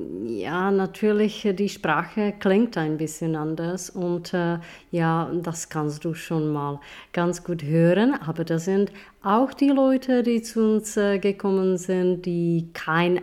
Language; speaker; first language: German; non-native, fluent; Czech